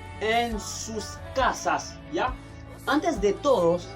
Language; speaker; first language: Spanish; non-native, fluent; Haitian Creole